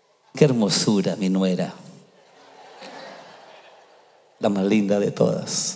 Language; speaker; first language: Spanish; native; Spanish